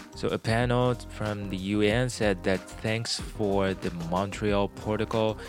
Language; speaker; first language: English; non-native, fluent; Chinese